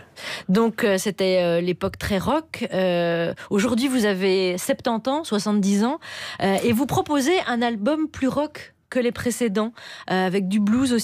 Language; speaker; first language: French; native; French